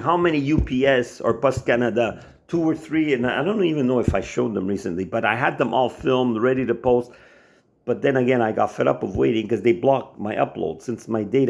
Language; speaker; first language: English; non-native, local second language; French